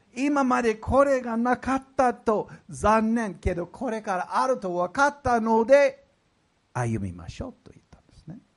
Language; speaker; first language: Japanese; non-native, fluent; English